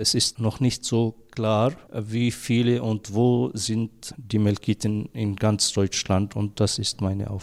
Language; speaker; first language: German; non-native, fluent; Arabic